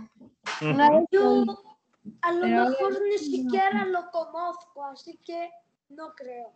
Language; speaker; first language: Spanish; early bilingual, heritage; Spanish